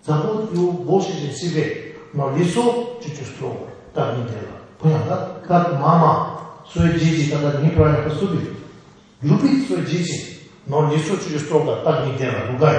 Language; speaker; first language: Russian; non-native, learner; Tibetan